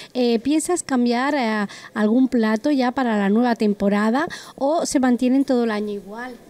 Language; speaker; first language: Spanish; native; Spanish